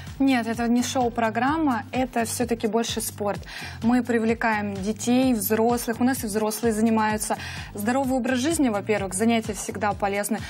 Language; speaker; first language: Russian; native; Russian